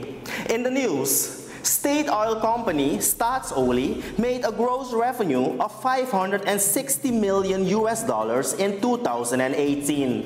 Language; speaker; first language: English; non-native, local second language; Dutch